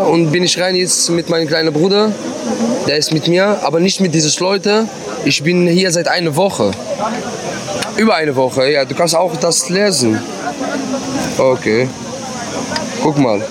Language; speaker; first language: German; non-native, fluent; Arabic